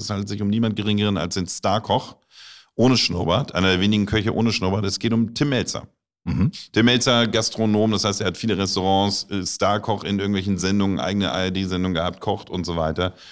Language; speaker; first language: German; native; German